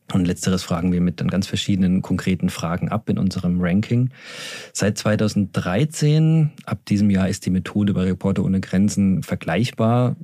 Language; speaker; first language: German; native; German